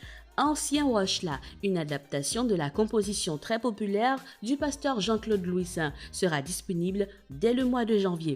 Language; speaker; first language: French; non-native, local second language; Haitian Creole